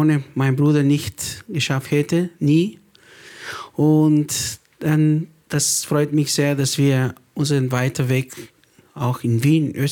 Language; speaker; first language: German; non-native, learner; Bulgarian